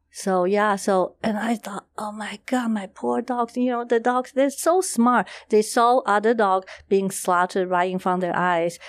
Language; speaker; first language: English; non-native, fluent; Chinese